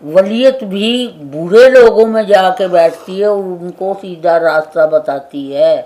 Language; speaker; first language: Urdu; non-native, local second language; Punjabi